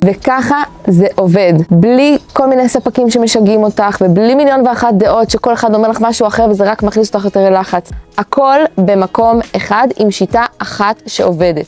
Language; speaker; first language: Hebrew; native; Hebrew